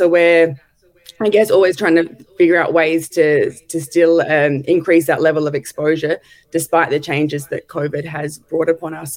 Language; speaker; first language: English; native; English